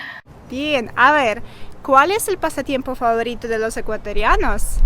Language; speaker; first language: Spanish; non-native, fluent; Russian